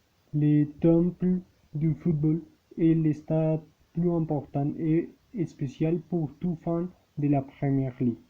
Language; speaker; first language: French; non-native, learner; Spanish